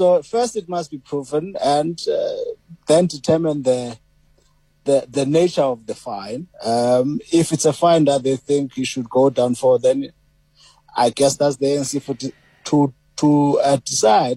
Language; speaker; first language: English; non-native, local second language; Xhosa